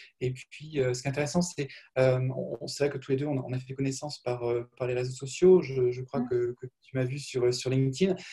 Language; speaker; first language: French; native; French